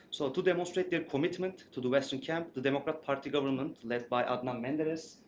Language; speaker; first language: English; non-native, fluent; Turkish